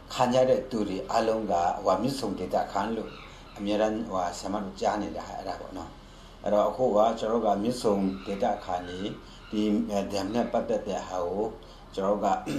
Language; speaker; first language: Burmese; non-native, local second language; Kachin